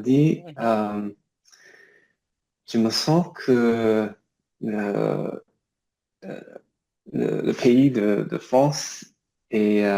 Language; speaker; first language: French; non-native, learner; English